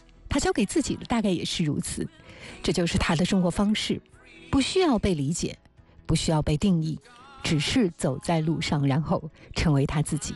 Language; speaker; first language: Chinese; native; Chinese